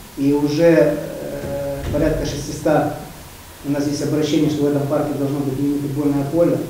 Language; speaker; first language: Russian; native; Russian